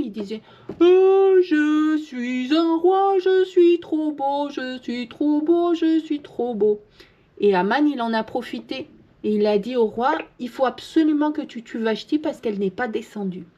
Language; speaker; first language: French; native; French